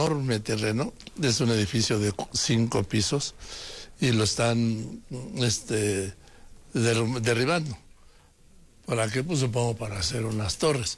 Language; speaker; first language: Spanish; native; Spanish